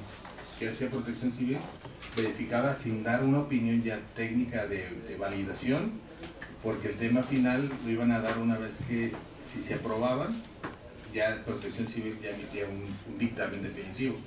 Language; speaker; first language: Spanish; native; Spanish